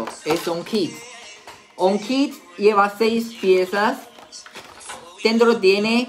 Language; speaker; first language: Spanish; non-native, learner; Chinese